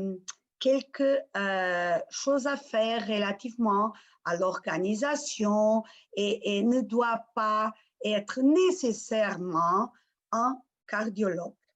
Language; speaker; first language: French; non-native, fluent; Portuguese